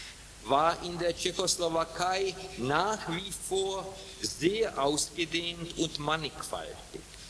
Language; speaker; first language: German; non-native, fluent; Czech